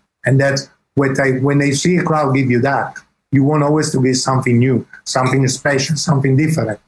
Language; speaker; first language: English; non-native, fluent; Italian